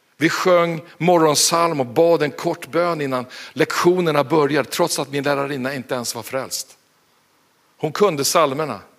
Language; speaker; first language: Swedish; native; Swedish